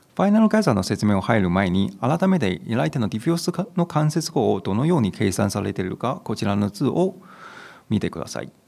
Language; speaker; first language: Japanese; non-native, fluent; Chinese